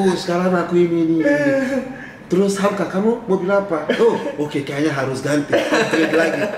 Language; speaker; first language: Indonesian; non-native, fluent; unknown